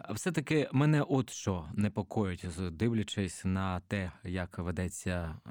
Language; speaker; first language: Ukrainian; native; Ukrainian